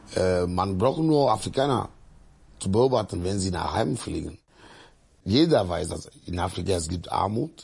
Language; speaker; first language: German; non-native, fluent; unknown